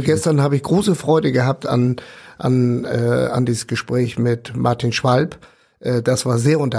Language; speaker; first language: German; native; German